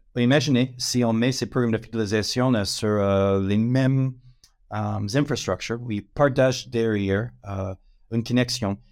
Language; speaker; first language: French; non-native, fluent; English